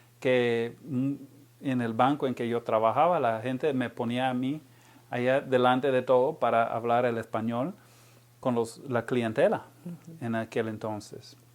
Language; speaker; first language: Spanish; non-native, fluent; English